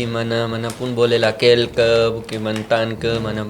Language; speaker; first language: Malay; non-native, learner; Punjabi